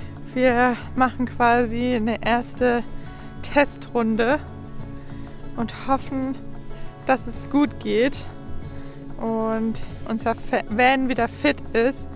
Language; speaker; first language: German; native; German